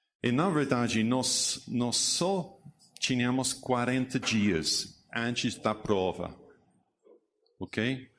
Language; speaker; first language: Portuguese; non-native, learner; English